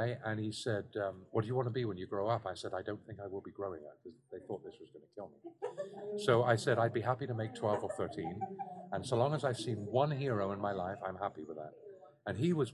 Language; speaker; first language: English; native; English